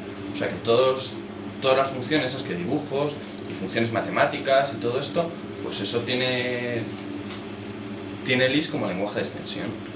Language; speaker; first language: Spanish; native; Spanish